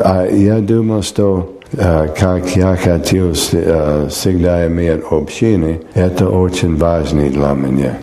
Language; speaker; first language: Russian; non-native, learner; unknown